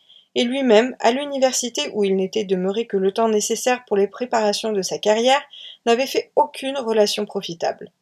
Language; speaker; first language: French; native; French